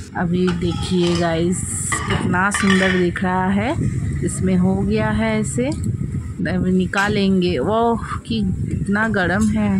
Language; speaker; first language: Hindi; non-native, local second language; Bangla